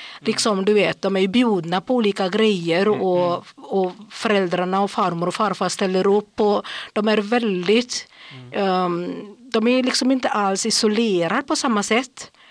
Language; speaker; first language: Swedish; non-native, fluent; English